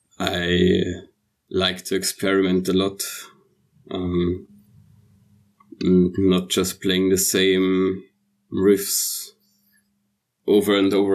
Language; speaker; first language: English; non-native, fluent; German